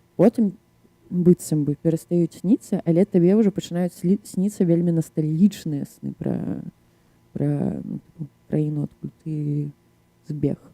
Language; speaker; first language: Belarusian; non-native, local second language; Russian